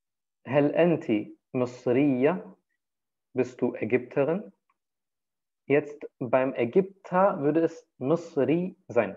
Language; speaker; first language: German; early bilingual, other home language; Turkish